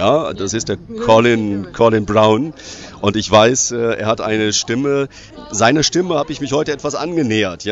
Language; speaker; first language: German; native; German